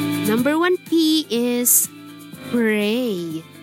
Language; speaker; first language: English; non-native, local second language; Filipino